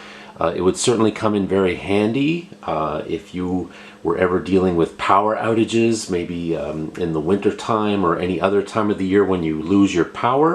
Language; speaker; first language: English; native; English